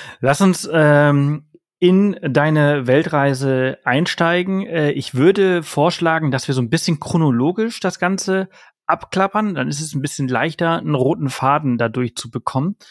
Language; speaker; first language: German; early bilingual, heritage; German